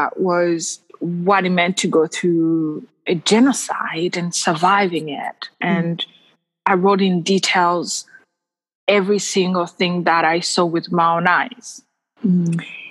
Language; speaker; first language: English; non-native, local second language; Kinyarwanda